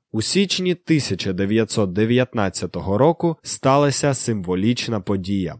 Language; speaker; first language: Ukrainian; native; Ukrainian